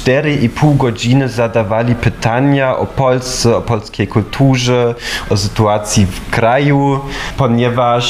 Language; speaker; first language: Polish; non-native, fluent; German